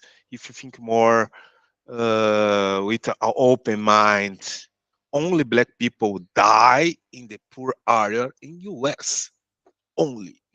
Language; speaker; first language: English; non-native, learner; Portuguese